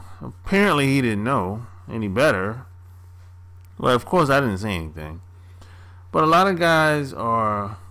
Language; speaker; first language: English; native; English